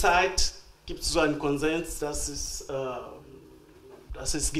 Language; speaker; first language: German; non-native, fluent; French